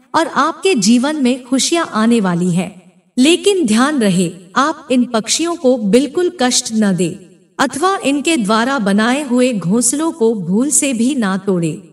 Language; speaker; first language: Hindi; native; Hindi